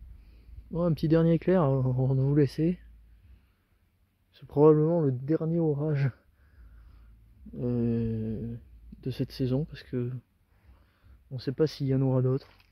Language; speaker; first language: French; native; French